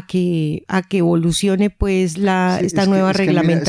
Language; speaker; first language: Spanish; native; Spanish